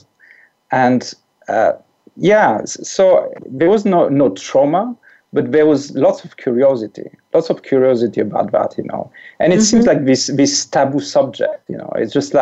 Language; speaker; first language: English; non-native, fluent; French